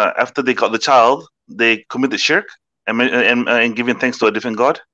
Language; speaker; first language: English; non-native, local second language; Malay